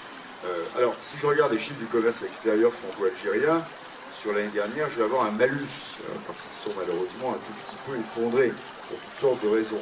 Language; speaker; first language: French; native; French